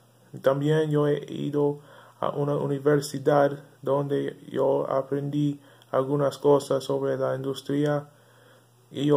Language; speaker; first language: Spanish; non-native, learner; English